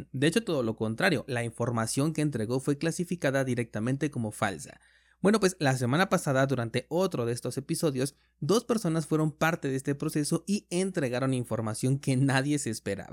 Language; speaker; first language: Spanish; native; Spanish